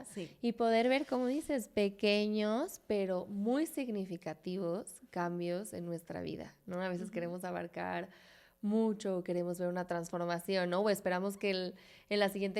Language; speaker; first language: Spanish; native; Spanish